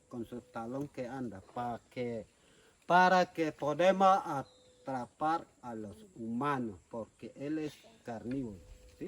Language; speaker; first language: Spanish; non-native, local second language; Ticuna